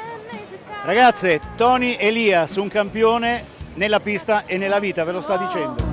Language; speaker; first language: Italian; native; Italian